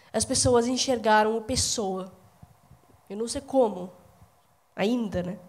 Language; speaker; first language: Portuguese; non-native, fluent; Arabic